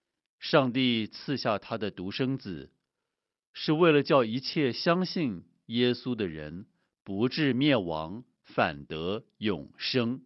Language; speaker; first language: Chinese; native; Chinese